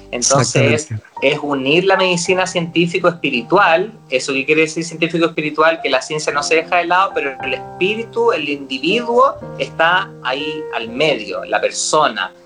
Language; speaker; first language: Spanish; native; Spanish